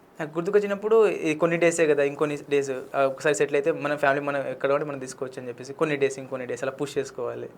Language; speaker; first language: Telugu; non-native, local second language; Lambadi